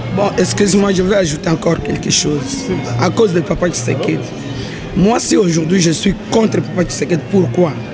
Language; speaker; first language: French; non-native, local second language; Lingala